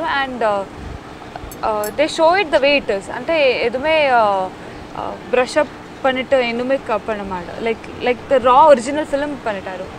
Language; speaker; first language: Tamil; non-native, learner; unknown